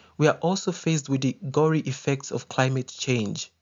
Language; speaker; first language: English; non-native, local second language; Yoruba